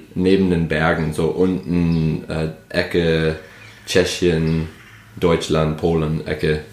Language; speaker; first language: German; non-native, fluent; English